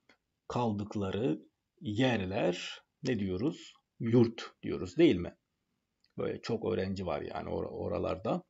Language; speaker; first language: Turkish; non-native, fluent; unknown